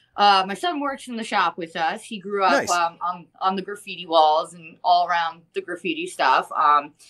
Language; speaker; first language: English; native; English